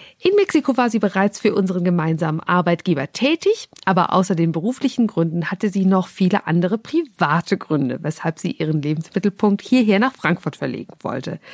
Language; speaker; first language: German; native; German